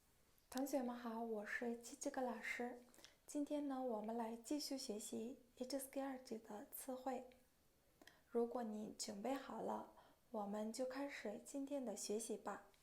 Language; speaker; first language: Chinese; non-native, fluent; Mongolian